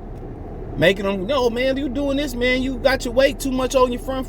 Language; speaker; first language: English; native; English